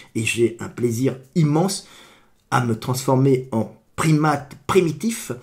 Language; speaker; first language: French; native; French